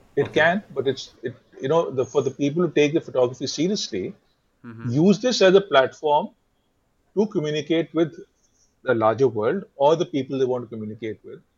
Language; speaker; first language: English; non-native, local second language; Hindi